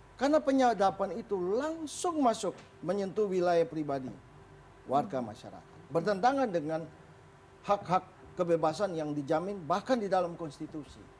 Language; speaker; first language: Indonesian; native; Indonesian